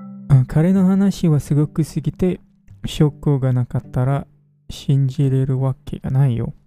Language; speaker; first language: Japanese; non-native, fluent; English